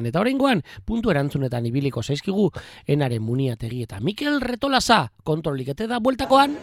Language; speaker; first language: Basque; native; Basque